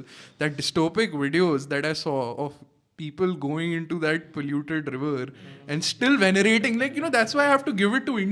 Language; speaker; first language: English; non-native, local second language; Hindi